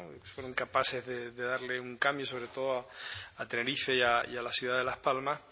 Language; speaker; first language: Spanish; native; Spanish